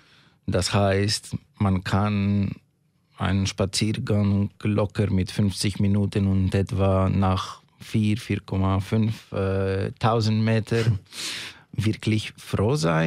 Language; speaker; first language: German; non-native, fluent; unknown